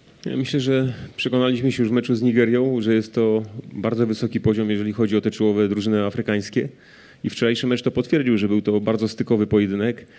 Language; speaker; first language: Polish; native; Polish